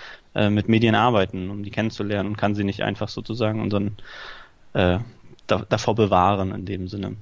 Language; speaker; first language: German; native; German